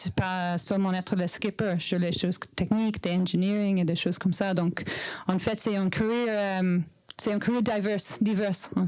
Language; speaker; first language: French; non-native, learner; English